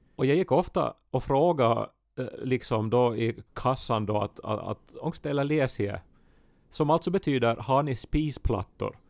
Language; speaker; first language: Swedish; native; Swedish